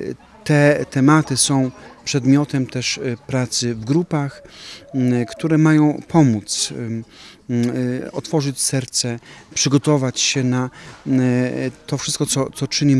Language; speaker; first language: Polish; native; Polish